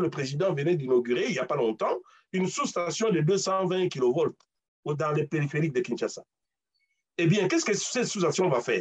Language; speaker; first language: French; non-native, local second language; Luba-Lulua